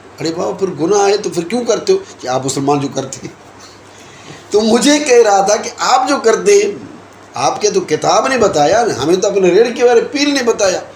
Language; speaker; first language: Urdu; non-native, local second language; Sindhi